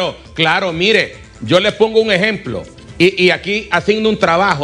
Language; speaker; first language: Spanish; native; Spanish